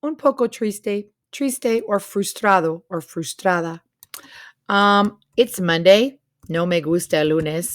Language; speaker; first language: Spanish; non-native, fluent; English